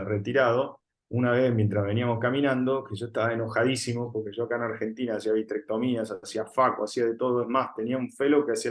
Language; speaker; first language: Spanish; native; Spanish